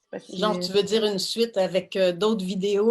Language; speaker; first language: French; native; French